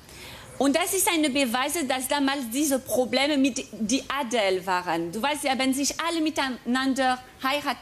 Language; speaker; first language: German; non-native, fluent; French